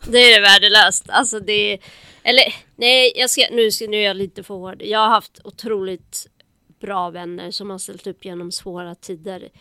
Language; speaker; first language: Swedish; native; Swedish